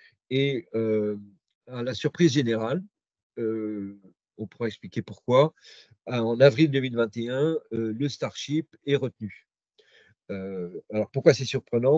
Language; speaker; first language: French; native; French